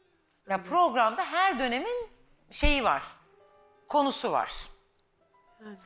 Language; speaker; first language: Turkish; native; Turkish